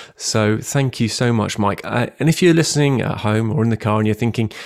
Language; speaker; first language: English; native; English